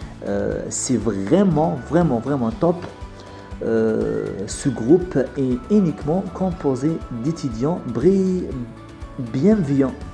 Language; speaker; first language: French; non-native, fluent; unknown